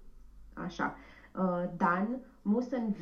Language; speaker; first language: German; non-native, learner; Romanian